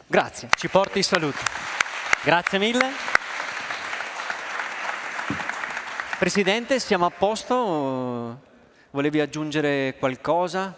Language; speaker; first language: Italian; native; Italian